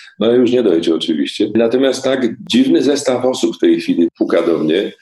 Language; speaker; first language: Polish; native; Polish